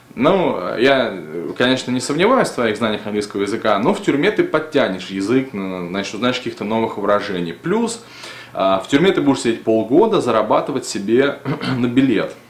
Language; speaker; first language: Russian; native; Russian